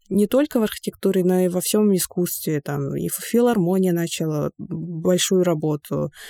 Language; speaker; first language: Russian; non-native, local second language; Yakut